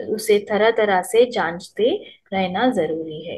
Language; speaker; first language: Hindi; non-native, local second language; Telugu